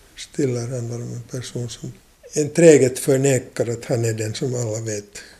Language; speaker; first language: Swedish; native; Swedish